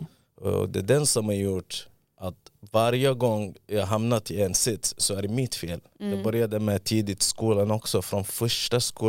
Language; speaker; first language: Swedish; early bilingual, other home language; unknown